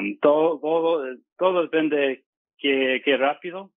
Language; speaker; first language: Spanish; non-native, fluent; English